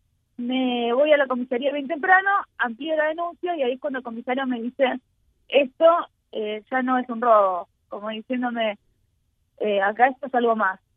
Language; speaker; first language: Spanish; native; Spanish